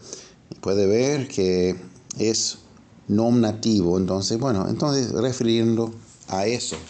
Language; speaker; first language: Spanish; non-native, fluent; English